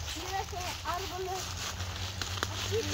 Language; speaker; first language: Spanish; early bilingual, heritage; Spanish